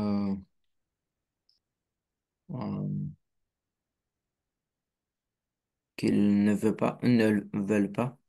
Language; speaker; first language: French; non-native, learner; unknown